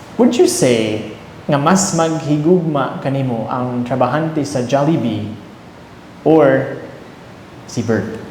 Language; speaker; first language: Cebuano; early bilingual, heritage; Cebuano